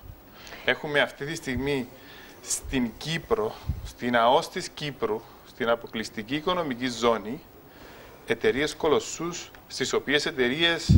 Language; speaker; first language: Greek; native; Greek